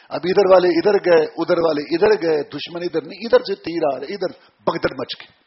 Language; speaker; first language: Urdu; non-native, local second language; Punjabi